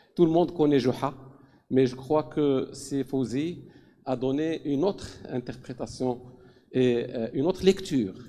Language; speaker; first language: French; non-native, local second language; Arabic